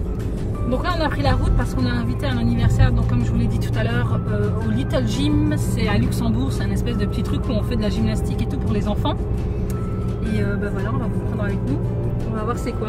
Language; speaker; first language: French; native; French